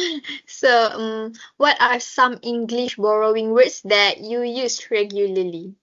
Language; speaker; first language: English; non-native, local second language; Malay